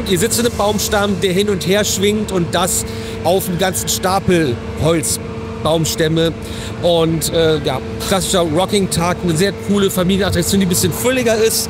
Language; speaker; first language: German; native; German